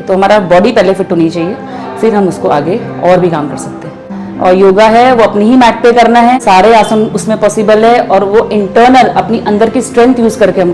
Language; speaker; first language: Hindi; native; Hindi